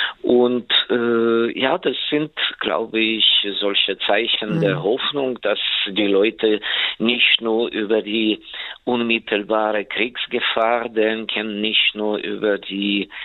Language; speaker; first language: German; non-native, fluent; Ukrainian